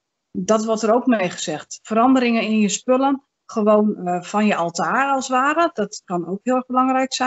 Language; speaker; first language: Dutch; native; Dutch